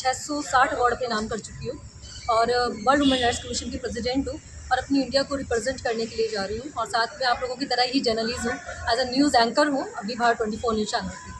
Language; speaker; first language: Hindi; native; Hindi